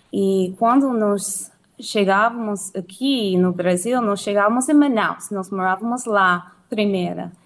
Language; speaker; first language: Portuguese; non-native, learner; English